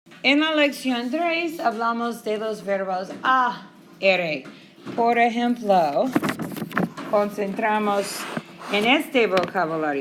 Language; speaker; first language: Spanish; non-native, fluent; English